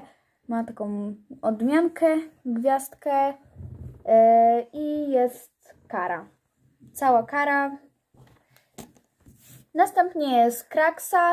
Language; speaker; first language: Polish; native; Polish